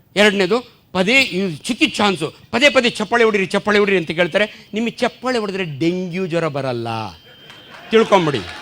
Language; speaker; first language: Kannada; native; Kannada